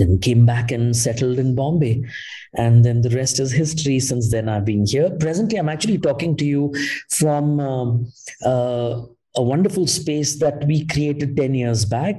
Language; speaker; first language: English; non-native, local second language; Hindi